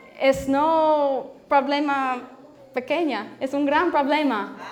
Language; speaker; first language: Spanish; non-native, learner; English